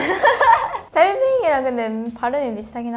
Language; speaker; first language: Korean; non-native, fluent; Japanese